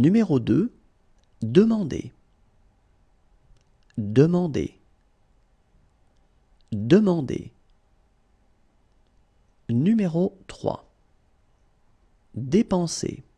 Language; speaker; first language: French; native; French